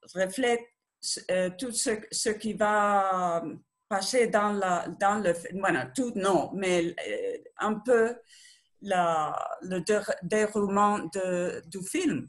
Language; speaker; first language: French; non-native, learner; Spanish